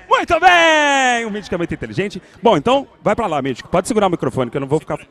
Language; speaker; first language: Portuguese; native; Portuguese